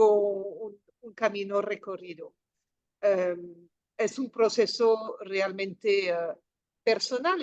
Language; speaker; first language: Spanish; non-native, fluent; French